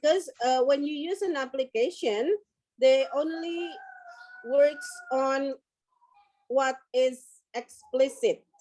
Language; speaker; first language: English; non-native, local second language; Indonesian